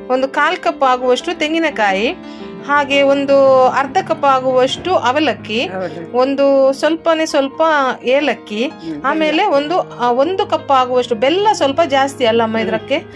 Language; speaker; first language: Kannada; non-native, local second language; Tulu